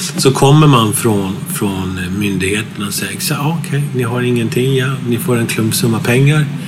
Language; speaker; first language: Swedish; early bilingual, other home language; Arabic